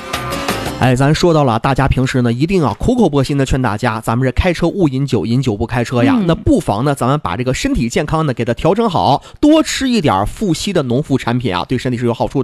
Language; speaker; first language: Chinese; native; Chinese